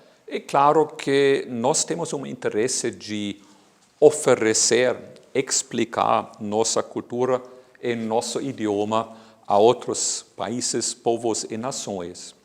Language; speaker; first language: Portuguese; non-native, fluent; German